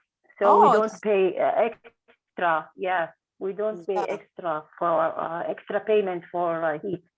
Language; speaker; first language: English; non-native, learner; Arabic